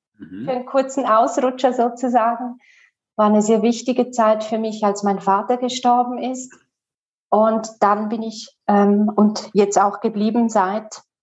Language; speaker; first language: German; non-native, local second language; Romansh